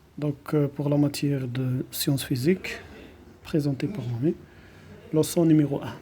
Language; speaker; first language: French; non-native, local second language; Arabic